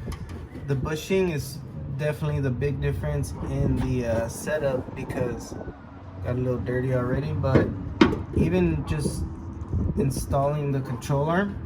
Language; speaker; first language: English; native; English